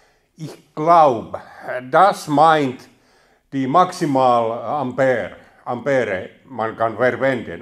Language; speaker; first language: German; non-native, learner; Finnish